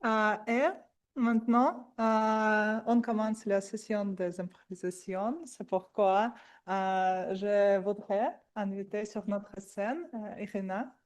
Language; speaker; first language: French; non-native, learner; Russian